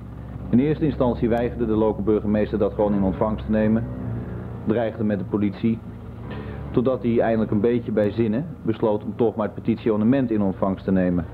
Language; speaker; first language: Dutch; native; Dutch